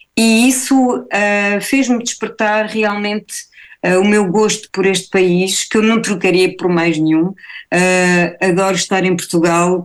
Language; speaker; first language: Portuguese; early bilingual, heritage; Portuguese